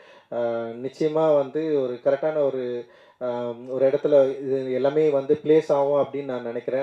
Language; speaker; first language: Tamil; native; Tamil